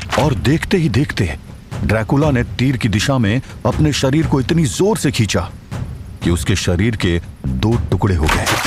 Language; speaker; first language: Hindi; native; Hindi